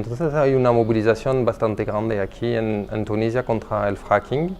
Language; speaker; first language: Spanish; non-native, fluent; French